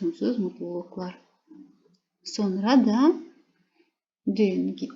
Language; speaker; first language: Turkish; non-native, fluent; Kazakh